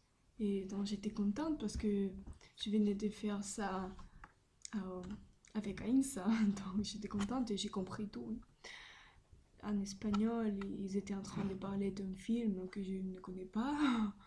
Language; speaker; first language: French; non-native, learner; Spanish